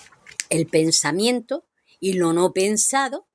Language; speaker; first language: Spanish; native; Spanish